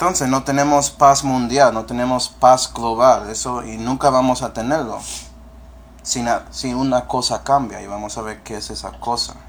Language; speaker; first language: Spanish; early bilingual, heritage; Spanish